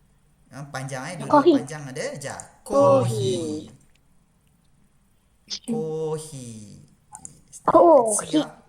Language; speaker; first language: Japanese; non-native, fluent; Malay